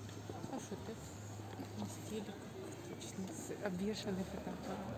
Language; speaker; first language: Russian; native; Russian